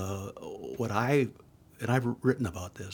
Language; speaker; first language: English; native; English